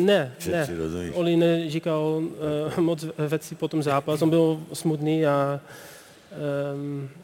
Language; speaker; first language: Czech; non-native, learner; Dutch